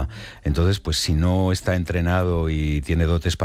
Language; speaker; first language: Spanish; native; Spanish